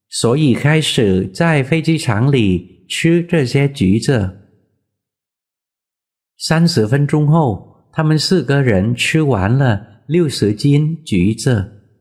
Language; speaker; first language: Chinese; non-native, fluent; Vietnamese